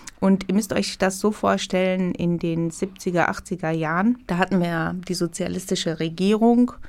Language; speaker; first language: German; non-native, fluent; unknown